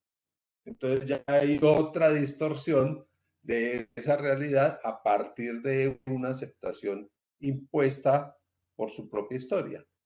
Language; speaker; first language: Spanish; native; Spanish